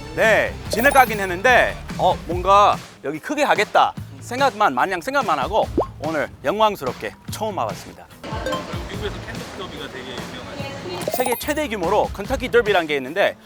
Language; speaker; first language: Korean; non-native, fluent; English